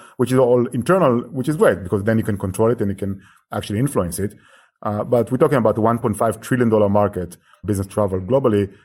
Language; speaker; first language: English; non-native, fluent; Hebrew